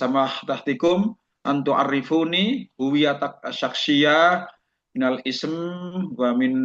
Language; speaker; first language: Arabic; non-native, fluent; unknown